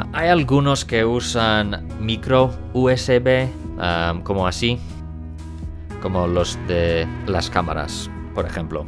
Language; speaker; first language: Spanish; non-native, fluent; English